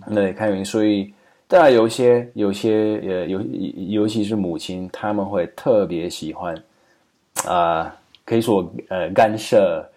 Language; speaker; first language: Chinese; non-native, fluent; Slovak